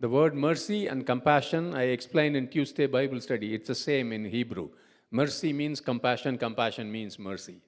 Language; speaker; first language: English; non-native, local second language; Tamil